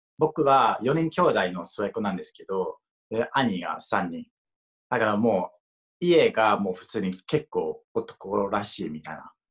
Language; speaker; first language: Japanese; non-native, fluent; English